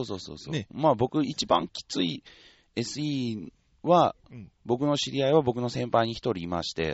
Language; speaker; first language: Japanese; native; Japanese